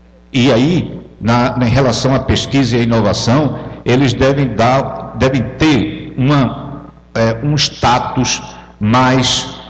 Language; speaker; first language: Portuguese; native; Portuguese